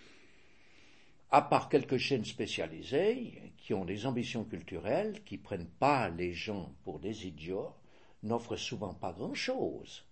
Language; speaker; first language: French; native; French